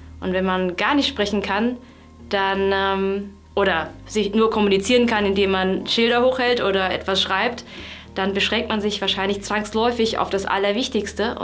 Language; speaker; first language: German; early bilingual, other home language; Vietnamese